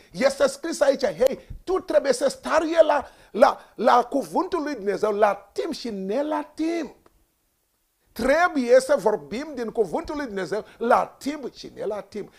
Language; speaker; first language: Romanian; non-native, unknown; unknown